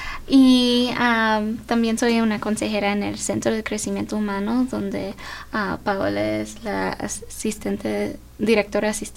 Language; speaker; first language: Spanish; early bilingual, heritage; Spanish